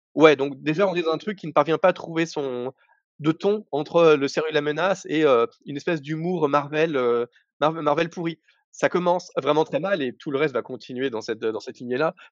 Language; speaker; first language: French; native; French